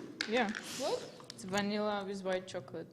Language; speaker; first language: English; non-native, fluent; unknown